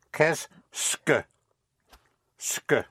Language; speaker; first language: French; non-native, fluent; English